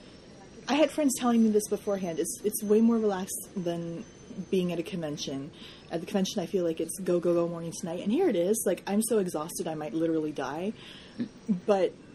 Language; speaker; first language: English; native; English